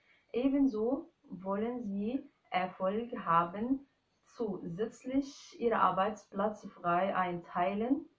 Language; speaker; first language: German; non-native, fluent; Arabic